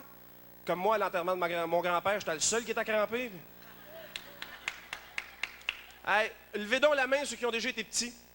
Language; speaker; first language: French; native; French